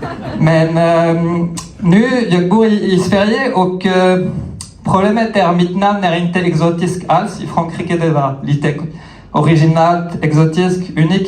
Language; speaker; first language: Swedish; non-native, fluent; French